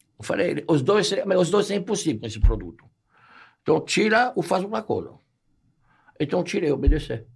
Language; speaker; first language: Portuguese; non-native, fluent; French